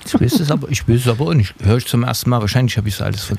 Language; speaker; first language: German; native; German